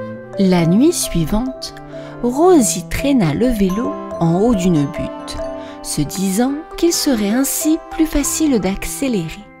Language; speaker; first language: French; native; French